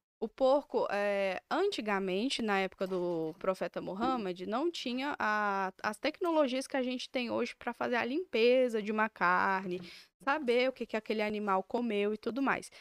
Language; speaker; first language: Portuguese; native; Portuguese